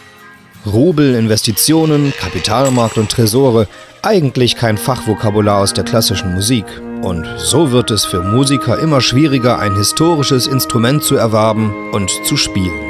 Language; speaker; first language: German; native; German